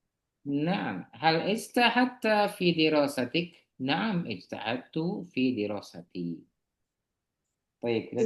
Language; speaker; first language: Arabic; non-native, learner; Indonesian